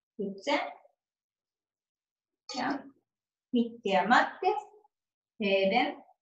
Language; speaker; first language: German; non-native, learner; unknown